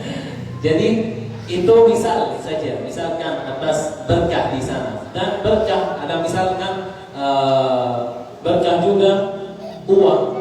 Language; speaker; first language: Indonesian; non-native, learner; Arabic